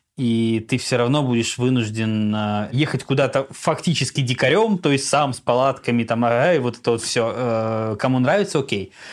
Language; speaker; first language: Russian; native; Russian